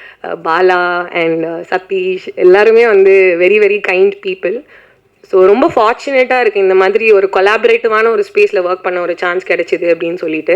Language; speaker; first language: Tamil; native; Tamil